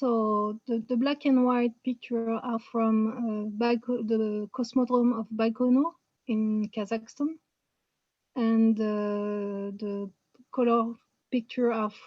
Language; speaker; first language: English; non-native, fluent; French